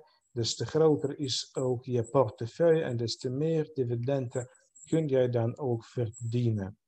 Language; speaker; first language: Dutch; non-native, fluent; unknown